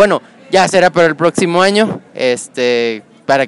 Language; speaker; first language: Spanish; native; Spanish